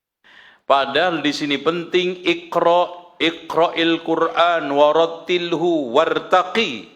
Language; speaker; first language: Indonesian; native; Indonesian